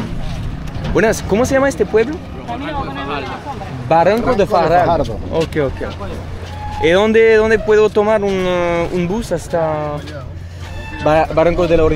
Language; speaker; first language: Spanish; non-native, fluent; French